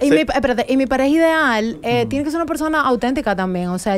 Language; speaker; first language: Spanish; native; Spanish